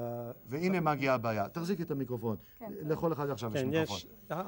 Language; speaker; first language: Hebrew; native; Hebrew